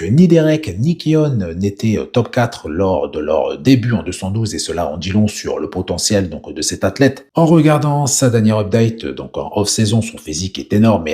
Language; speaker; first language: French; native; French